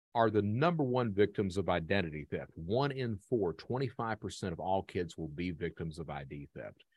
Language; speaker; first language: English; native; English